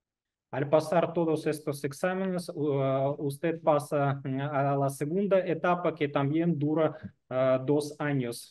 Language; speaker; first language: Spanish; non-native, learner; Russian